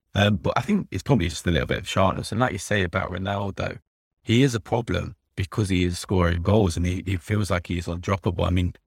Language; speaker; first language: English; native; English